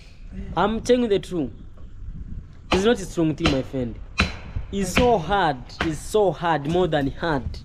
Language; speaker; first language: English; non-native, learner; Swahili